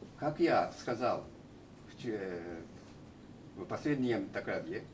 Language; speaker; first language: Russian; non-native, learner; Japanese